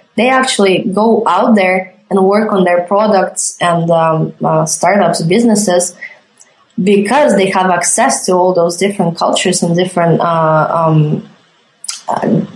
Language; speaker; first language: English; non-native, fluent; Latvian